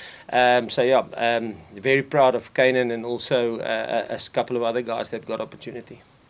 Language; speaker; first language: English; non-native, local second language; Afrikaans